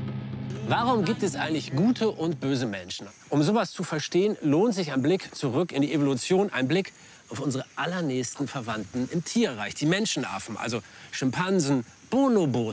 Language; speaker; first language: German; native; German